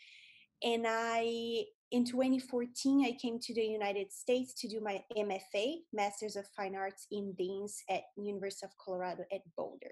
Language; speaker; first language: English; non-native, fluent; Portuguese